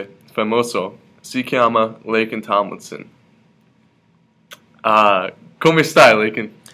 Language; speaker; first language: Italian; non-native, learner; English